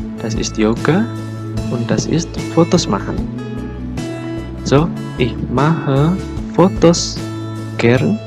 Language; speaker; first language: German; non-native, learner; Indonesian